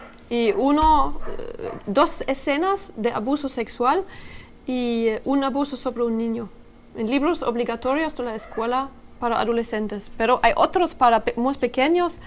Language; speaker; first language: Spanish; non-native, learner; French